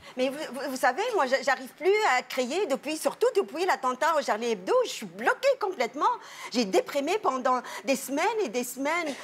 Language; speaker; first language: French; non-native, local second language; Arabic